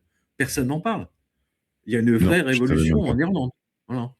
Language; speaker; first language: French; native; French